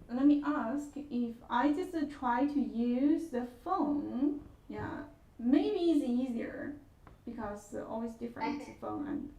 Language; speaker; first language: English; non-native, fluent; Chinese